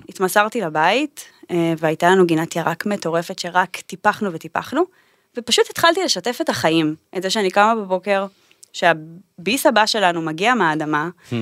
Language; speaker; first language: Hebrew; native; Hebrew